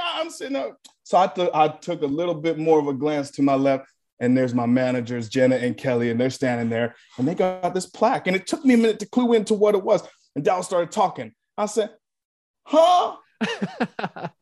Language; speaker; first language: English; native; English